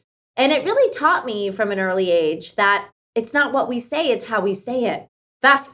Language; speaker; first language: English; early bilingual, other home language; Hindi